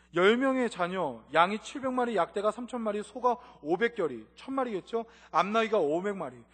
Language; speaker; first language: Korean; native; Korean